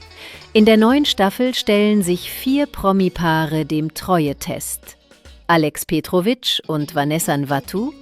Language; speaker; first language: German; native; German